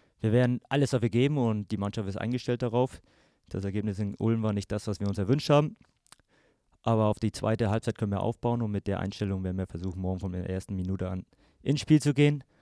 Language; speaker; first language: German; native; German